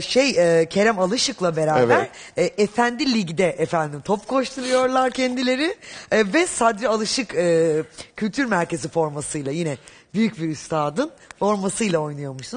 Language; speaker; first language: Turkish; native; Turkish